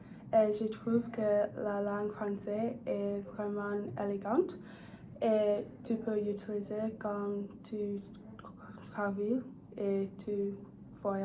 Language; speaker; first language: French; non-native, learner; English